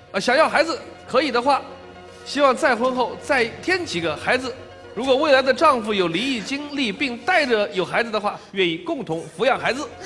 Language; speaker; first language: Chinese; native; Chinese